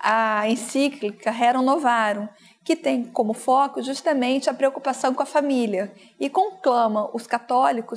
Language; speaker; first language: Portuguese; native; Portuguese